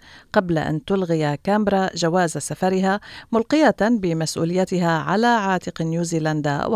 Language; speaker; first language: Arabic; native; Arabic